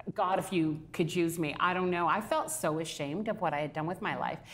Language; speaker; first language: English; native; English